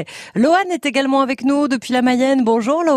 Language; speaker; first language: French; native; French